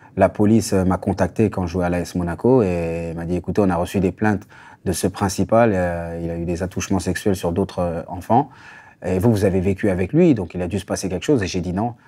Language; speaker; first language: French; native; French